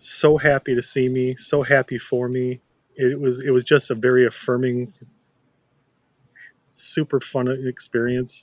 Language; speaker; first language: English; native; English